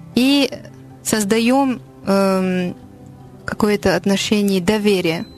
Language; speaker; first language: Russian; non-native, learner; French